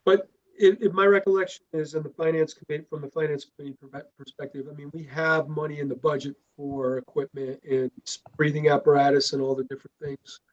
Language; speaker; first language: English; native; English